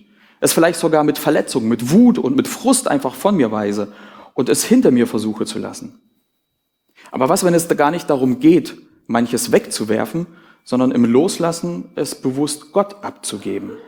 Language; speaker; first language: German; native; German